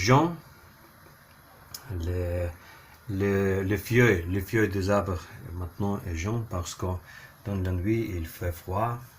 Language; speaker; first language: French; non-native, learner; Ukrainian